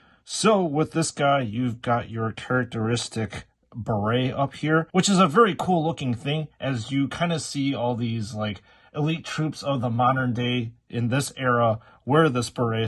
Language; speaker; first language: English; native; English